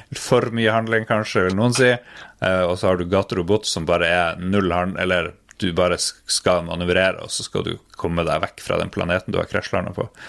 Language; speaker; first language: Norwegian; native; Norwegian